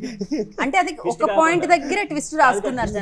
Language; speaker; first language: Telugu; native; Telugu